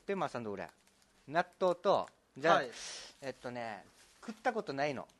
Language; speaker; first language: Japanese; native; Japanese